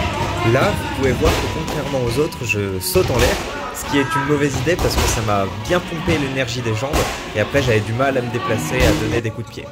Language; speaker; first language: French; native; French